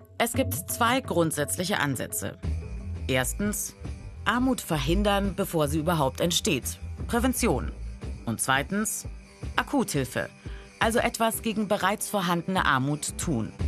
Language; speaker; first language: German; native; German